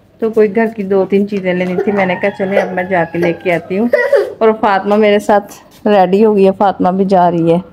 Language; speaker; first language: Urdu; non-native, local second language; Punjabi